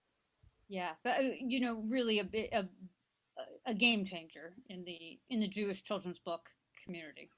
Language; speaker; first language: English; native; English